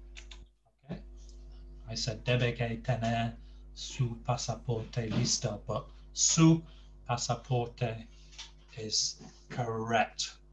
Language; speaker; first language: Spanish; non-native, fluent; English